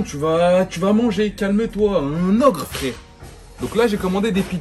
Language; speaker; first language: French; native; French